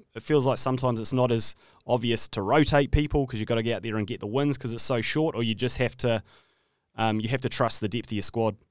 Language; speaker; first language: English; native; English